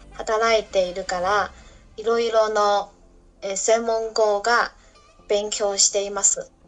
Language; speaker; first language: Japanese; non-native, learner; Chinese